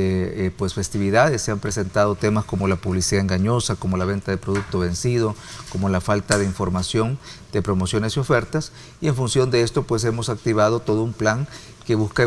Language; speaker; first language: Spanish; native; Spanish